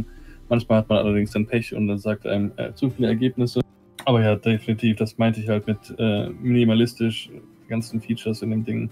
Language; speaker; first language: German; native; German